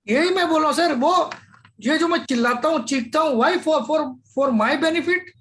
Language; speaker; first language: Hindi; native; Hindi